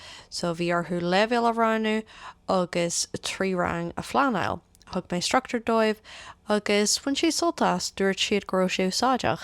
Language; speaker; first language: Irish; native; Irish